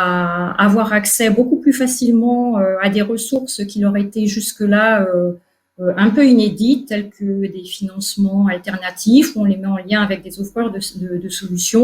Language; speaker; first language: French; native; French